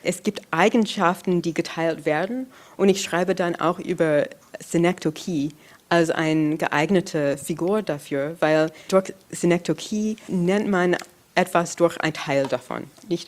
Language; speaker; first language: German; non-native, fluent; English